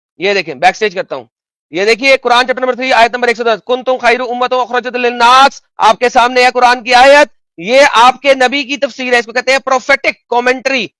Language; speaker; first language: Urdu; non-native, local second language; Punjabi